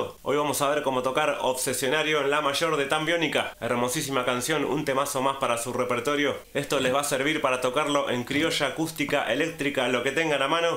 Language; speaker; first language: Spanish; native; Spanish